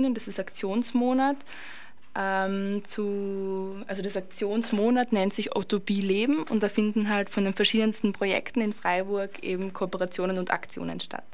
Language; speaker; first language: German; native; German